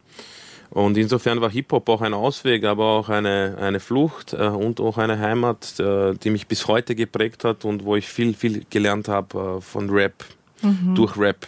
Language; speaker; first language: German; early bilingual, other home language; Croatian